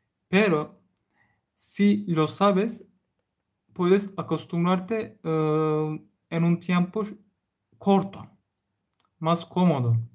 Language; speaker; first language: Spanish; non-native, learner; Turkish